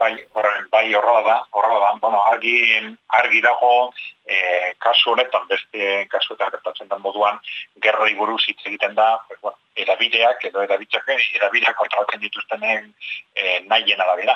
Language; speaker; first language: Basque; native; Basque